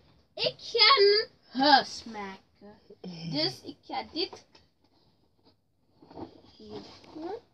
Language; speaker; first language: Dutch; early bilingual, other home language; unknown